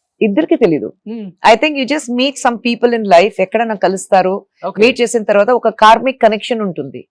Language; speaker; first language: Telugu; non-native, fluent; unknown